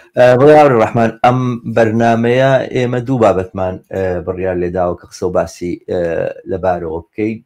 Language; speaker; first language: Central Kurdish; native; Central Kurdish